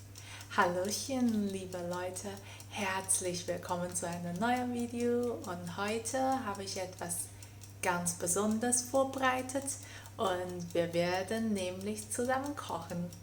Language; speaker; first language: German; non-native, fluent; Chinese